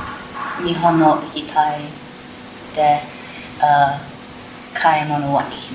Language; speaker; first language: Japanese; non-native, learner; English